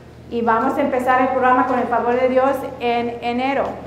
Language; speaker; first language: Spanish; early bilingual, heritage; Spanish